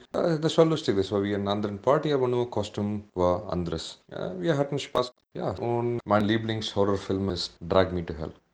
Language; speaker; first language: German; non-native, fluent; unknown